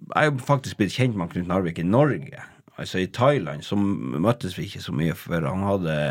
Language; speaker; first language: Norwegian; native; Norwegian